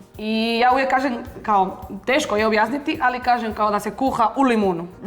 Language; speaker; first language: Bosnian; non-native, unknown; Spanish